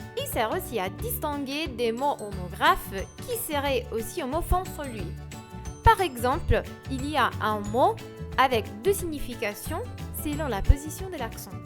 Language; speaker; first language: French; non-native, fluent; Italian